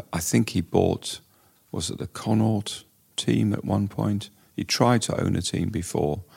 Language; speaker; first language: English; native; English